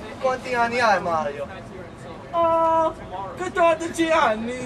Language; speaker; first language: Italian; non-native, learner; English